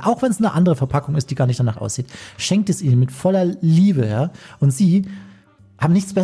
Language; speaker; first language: German; native; German